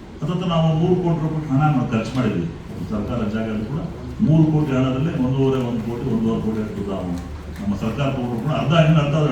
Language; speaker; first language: Kannada; non-native, local second language; Marathi